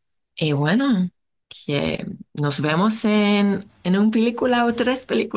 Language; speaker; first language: Spanish; non-native, learner; Hebrew